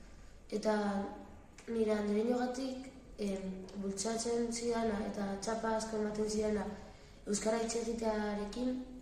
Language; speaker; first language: Basque; early bilingual, other home language; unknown